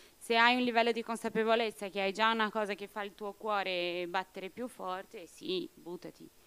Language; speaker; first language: Italian; non-native, fluent; Portuguese